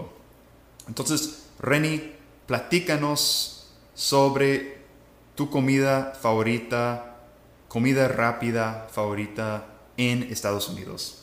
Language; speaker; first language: Spanish; non-native, fluent; English